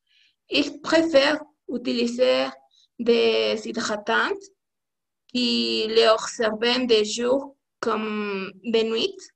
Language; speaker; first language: French; non-native, learner; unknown